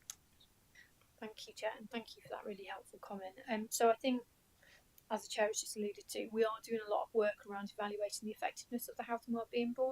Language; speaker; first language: English; native; English